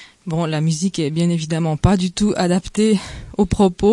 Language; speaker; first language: French; native; French